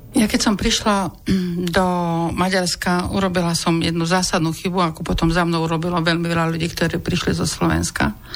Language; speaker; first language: Slovak; native; Slovak